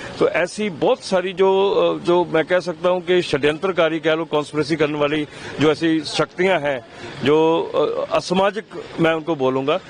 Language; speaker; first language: Urdu; non-native, local second language; Punjabi